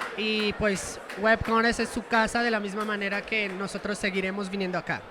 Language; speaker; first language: Spanish; non-native, fluent; French